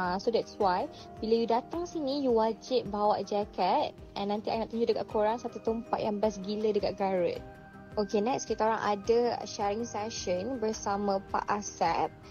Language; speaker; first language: Malay; native; Malay